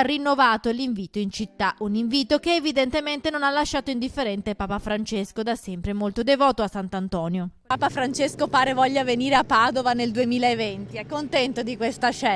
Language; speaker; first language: Italian; native; Italian